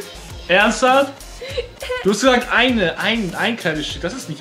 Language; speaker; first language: German; native; German